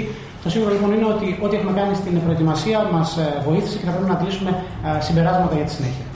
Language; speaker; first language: Greek; native; Greek